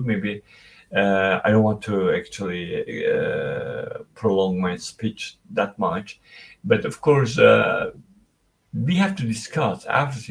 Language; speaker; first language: English; non-native, fluent; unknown